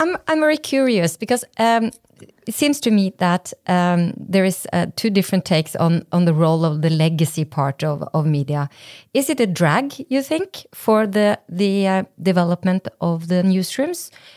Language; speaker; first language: English; non-native, fluent; Norwegian